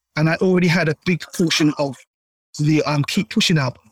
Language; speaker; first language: English; native; English